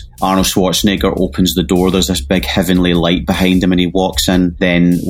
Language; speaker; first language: English; native; English